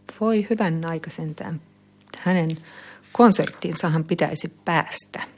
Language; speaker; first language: Finnish; native; Finnish